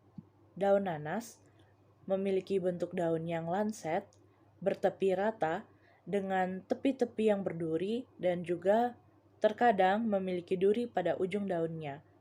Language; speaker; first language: Indonesian; native; Indonesian